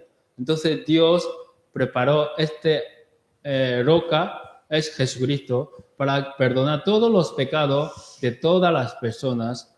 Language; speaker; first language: Spanish; non-native, learner; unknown